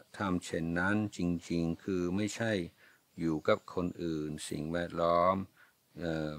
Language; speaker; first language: Thai; non-native, fluent; English